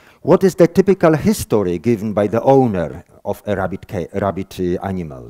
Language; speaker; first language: English; non-native, fluent; Polish